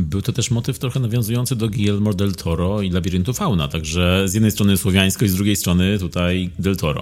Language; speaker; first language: Polish; native; Polish